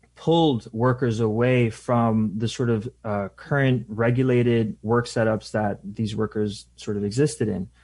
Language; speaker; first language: English; native; English